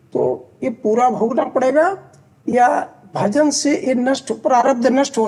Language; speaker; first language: Hindi; native; Hindi